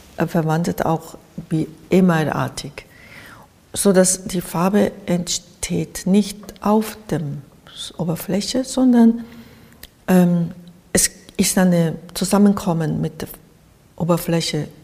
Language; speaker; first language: German; non-native, fluent; Japanese